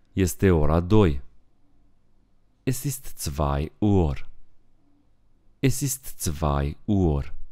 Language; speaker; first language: German; non-native, fluent; Romanian